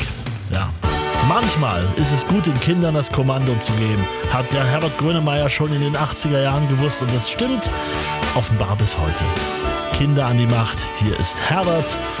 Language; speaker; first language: German; native; German